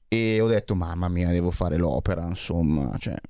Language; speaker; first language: Italian; native; Italian